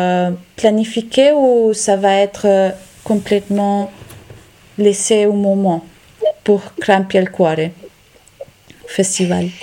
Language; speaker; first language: French; non-native, fluent; Italian